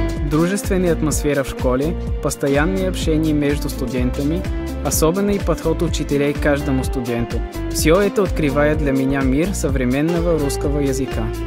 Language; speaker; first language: Russian; non-native, fluent; German